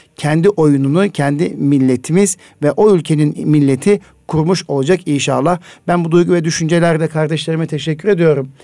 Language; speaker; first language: Turkish; native; Turkish